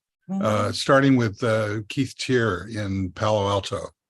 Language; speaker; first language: English; native; English